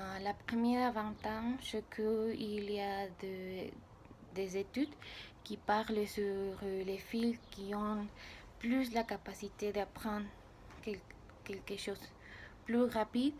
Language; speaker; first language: French; non-native, learner; Spanish